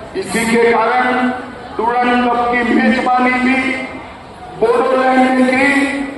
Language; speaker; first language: Hindi; non-native, local second language; Gujarati